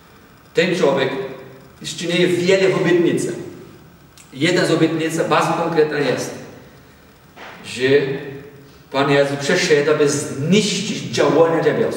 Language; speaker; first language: Polish; non-native, learner; Portuguese